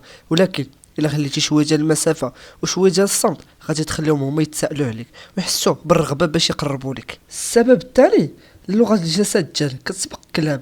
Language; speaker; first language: Arabic; native; Arabic